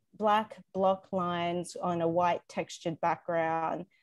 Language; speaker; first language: English; native; English